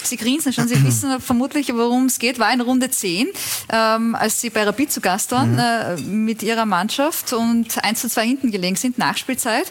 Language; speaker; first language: German; native; German